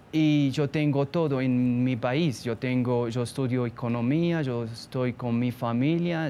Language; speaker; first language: Spanish; non-native, learner; Arabic